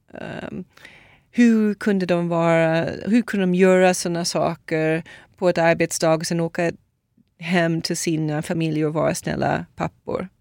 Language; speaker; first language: Swedish; non-native, fluent; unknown